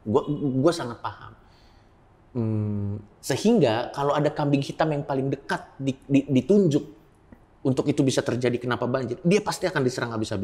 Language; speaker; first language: Indonesian; native; Indonesian